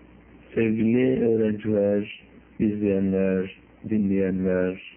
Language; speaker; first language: Turkish; native; Turkish